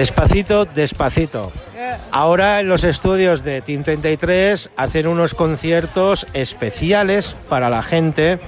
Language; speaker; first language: Spanish; non-native, learner; English